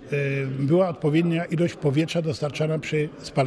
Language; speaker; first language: Polish; native; Polish